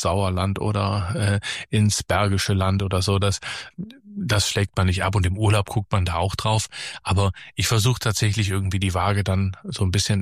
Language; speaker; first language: German; native; German